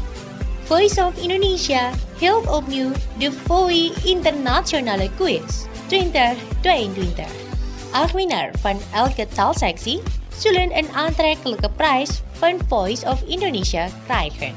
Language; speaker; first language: Dutch; non-native, fluent; Indonesian